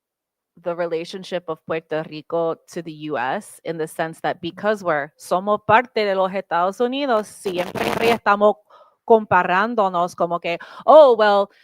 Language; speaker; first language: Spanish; non-native, learner; English